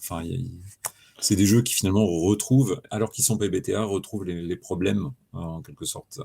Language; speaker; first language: French; native; French